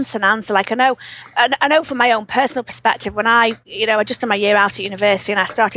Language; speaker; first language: English; native; English